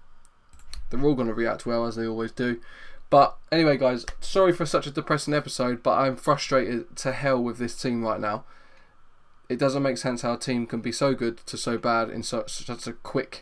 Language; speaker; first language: English; native; English